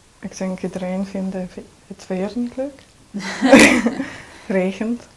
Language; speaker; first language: Dutch; non-native, learner; Estonian